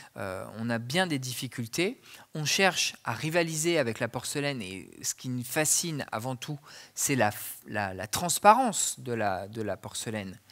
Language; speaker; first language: French; native; French